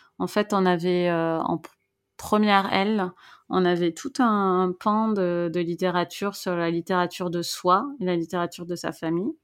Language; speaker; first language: French; native; French